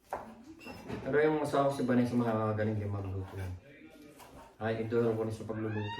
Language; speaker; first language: Filipino; native; Filipino